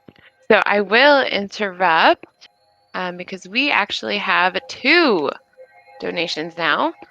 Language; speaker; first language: English; native; English